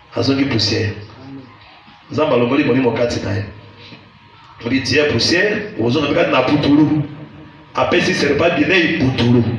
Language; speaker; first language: Lingala; native; Lingala